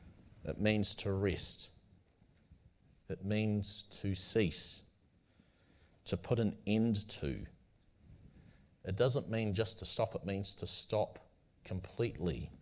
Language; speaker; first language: English; native; English